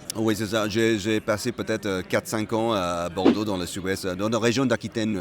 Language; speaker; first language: French; non-native, fluent; Malay